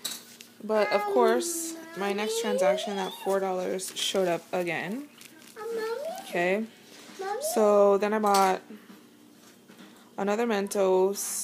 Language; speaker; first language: English; native; English